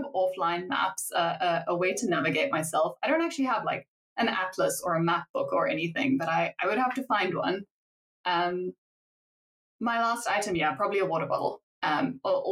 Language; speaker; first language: English; native; English